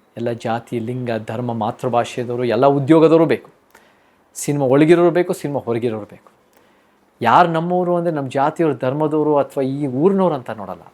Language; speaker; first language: Kannada; early bilingual, heritage; Kannada